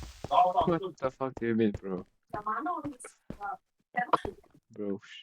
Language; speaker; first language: English; non-native, learner; Mongolian